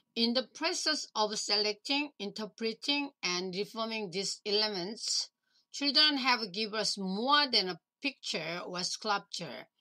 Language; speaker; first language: English; non-native, learner; Korean